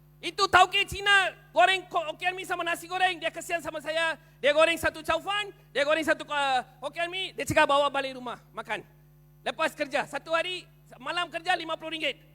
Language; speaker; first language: Malay; non-native, local second language; Tamil